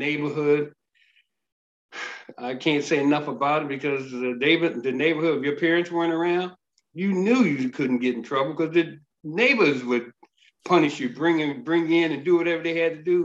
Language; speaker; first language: English; native; English